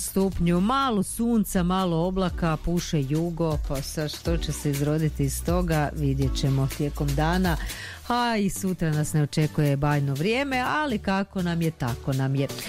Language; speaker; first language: Serbian; native; Serbian